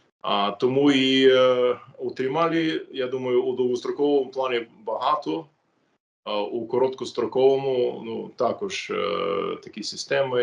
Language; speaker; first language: Ukrainian; non-native, fluent; English